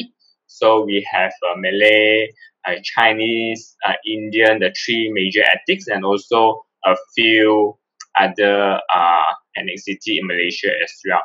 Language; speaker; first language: English; non-native, local second language; Cantonese